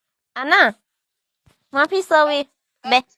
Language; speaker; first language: Arabic; non-native, learner; Hmong